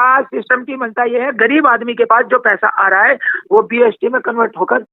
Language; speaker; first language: Hindi; native; Hindi